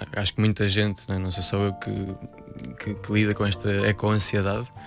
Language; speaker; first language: Portuguese; native; Portuguese